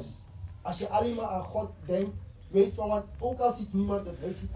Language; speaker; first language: Dutch; non-native, fluent; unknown